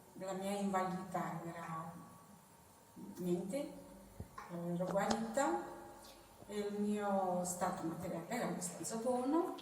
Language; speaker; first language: Italian; non-native, fluent; Romanian